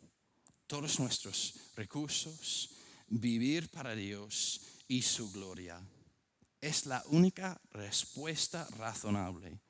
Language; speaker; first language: Spanish; non-native, fluent; English